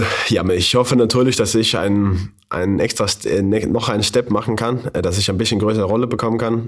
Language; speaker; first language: German; non-native, learner; Faroese